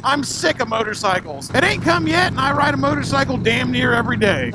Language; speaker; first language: English; native; English